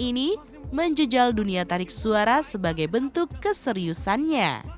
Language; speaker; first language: Indonesian; native; Indonesian